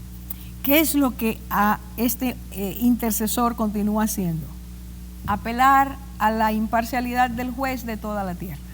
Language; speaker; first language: Spanish; native; Spanish